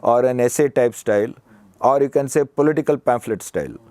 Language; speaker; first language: English; non-native, local second language; Kannada